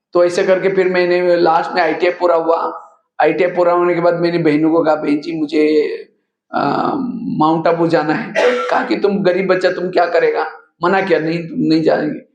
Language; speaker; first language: Hindi; non-native, local second language; Marathi